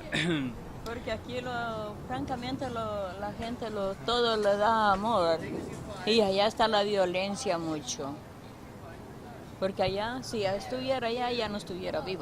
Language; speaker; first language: Spanish; native; Spanish